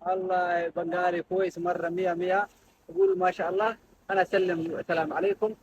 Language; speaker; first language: Arabic; non-native, learner; Somali